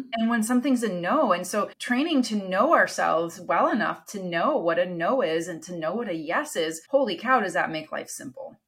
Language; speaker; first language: English; non-native, fluent; Italian